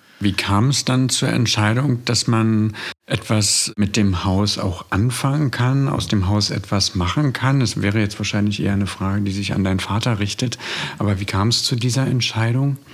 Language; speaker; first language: German; native; German